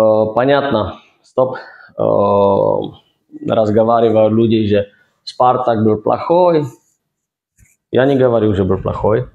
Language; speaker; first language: Russian; non-native, fluent; Czech